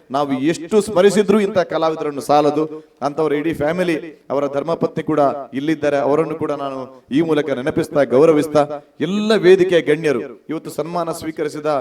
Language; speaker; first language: Kannada; non-native, local second language; Tulu